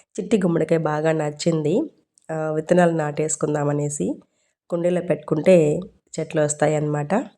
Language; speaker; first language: Telugu; non-native, local second language; Urdu